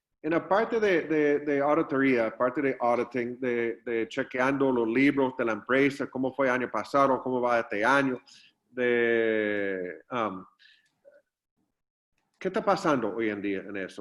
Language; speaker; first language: Spanish; non-native, fluent; English